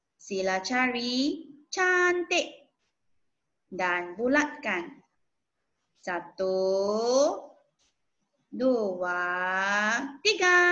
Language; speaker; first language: Malay; non-native, local second language; Chinese